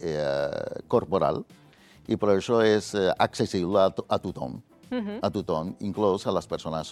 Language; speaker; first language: Catalan; non-native, fluent; Spanish